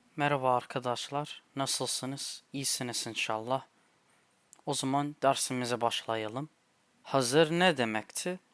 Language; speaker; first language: Turkish; non-native, fluent; English